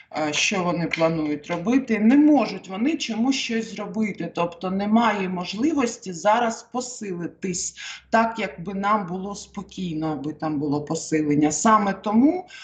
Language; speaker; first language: Ukrainian; native; Ukrainian